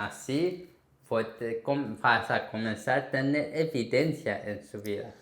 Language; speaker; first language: Spanish; non-native, fluent; Korean